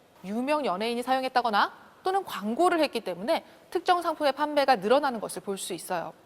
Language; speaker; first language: Korean; native; Korean